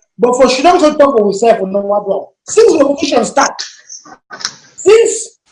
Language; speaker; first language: Nigerian Pidgin; native; Nigerian Pidgin